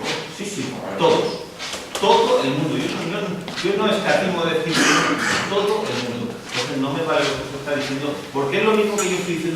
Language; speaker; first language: Spanish; native; Spanish